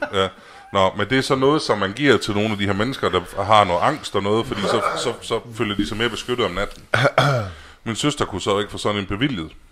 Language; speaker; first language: Danish; native; Danish